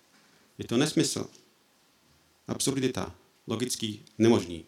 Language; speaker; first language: Czech; non-native, fluent; English